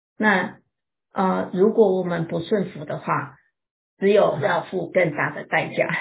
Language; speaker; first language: Chinese; native; Chinese